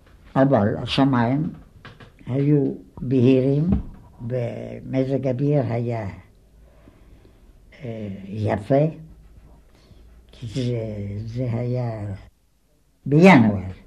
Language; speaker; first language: Hebrew; non-native, fluent; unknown